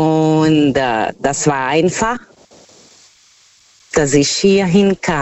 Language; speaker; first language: German; non-native, fluent; Portuguese